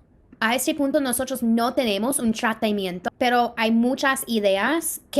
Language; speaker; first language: Spanish; non-native, fluent; English